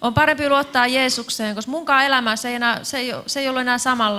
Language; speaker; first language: Finnish; native; Finnish